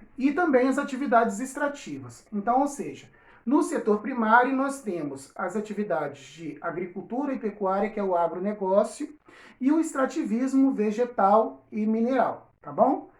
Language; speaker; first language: Portuguese; native; Portuguese